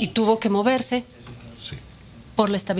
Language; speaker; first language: Spanish; native; Spanish